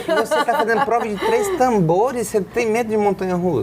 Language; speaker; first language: Portuguese; native; Portuguese